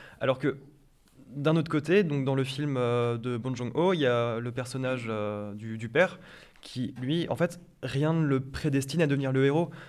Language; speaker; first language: French; native; French